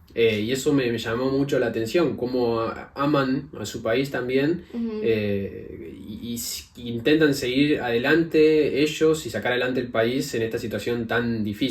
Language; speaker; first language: Spanish; native; Spanish